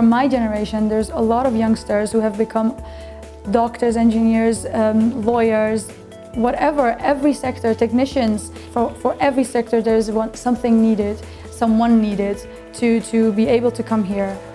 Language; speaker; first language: English; non-native, fluent; Persian